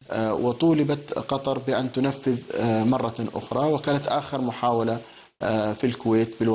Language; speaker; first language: Arabic; native; Arabic